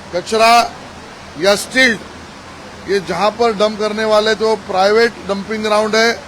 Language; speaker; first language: Hindi; non-native, local second language; Marathi